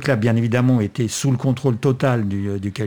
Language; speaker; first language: French; non-native, fluent; Russian